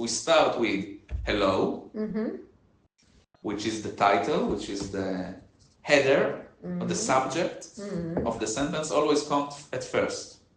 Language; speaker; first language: English; non-native, learner; Hebrew